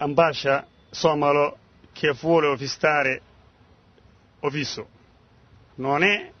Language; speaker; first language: Italian; non-native, learner; Somali